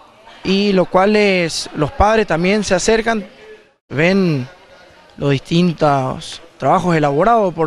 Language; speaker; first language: Spanish; native; Spanish